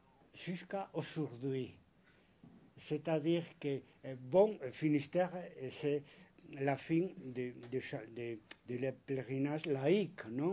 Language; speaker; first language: French; non-native, fluent; Spanish